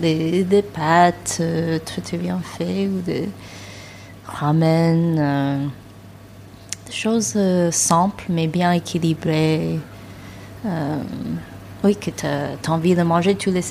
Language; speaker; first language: French; non-native, fluent; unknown